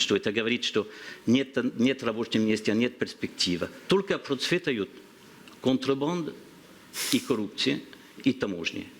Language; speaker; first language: Russian; non-native, learner; French